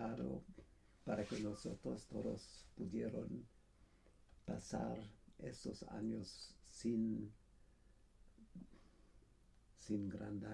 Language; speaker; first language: Spanish; non-native, fluent; German